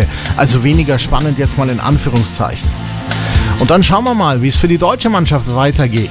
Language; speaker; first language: German; native; German